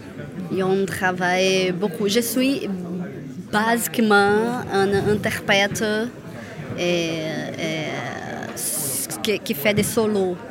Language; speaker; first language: French; non-native, fluent; Portuguese